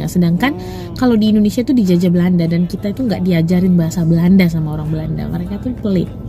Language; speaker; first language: Indonesian; non-native, local second language; Tamil